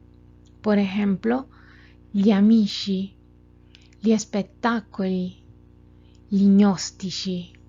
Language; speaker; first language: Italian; non-native, fluent; Spanish